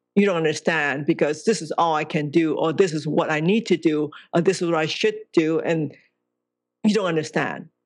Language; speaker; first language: English; non-native, local second language; Cantonese